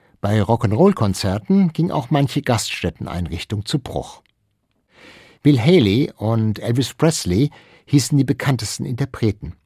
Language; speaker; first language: German; native; German